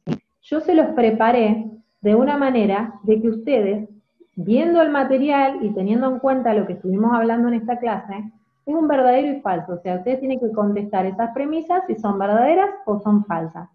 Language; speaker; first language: Spanish; native; Spanish